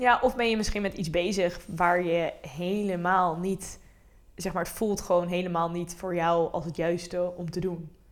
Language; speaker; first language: Dutch; native; Dutch